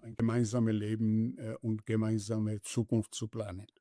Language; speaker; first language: German; non-native, fluent; Georgian